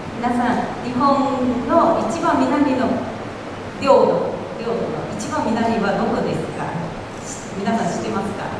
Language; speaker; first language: Japanese; non-native, fluent; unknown